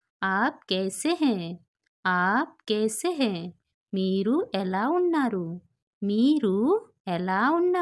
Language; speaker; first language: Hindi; non-native, local second language; Telugu